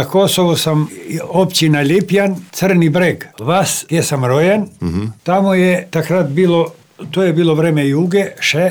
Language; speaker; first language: Slovenian; non-native, fluent; Albanian